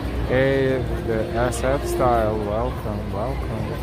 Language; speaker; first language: English; non-native, fluent; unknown